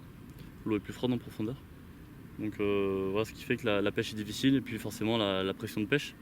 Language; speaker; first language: French; native; French